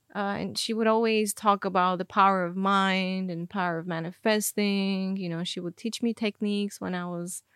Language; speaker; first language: English; non-native, fluent; Armenian